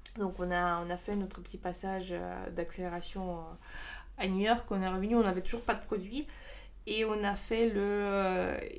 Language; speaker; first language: French; non-native, fluent; Russian